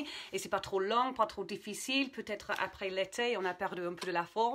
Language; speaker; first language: French; non-native, fluent; English